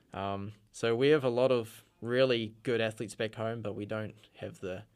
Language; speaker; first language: English; native; English